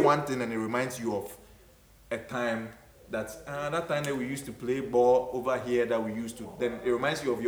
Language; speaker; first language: English; non-native, local second language; Akan